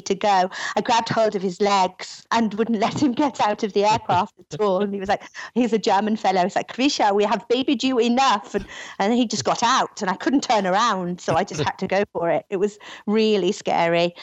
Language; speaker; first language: English; native; English